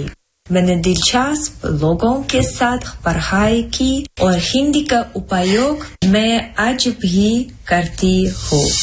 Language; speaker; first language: Hindi; non-native, fluent; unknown